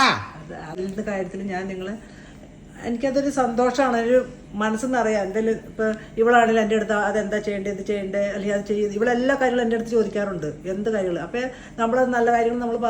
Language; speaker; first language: Malayalam; non-native, learner; Nepali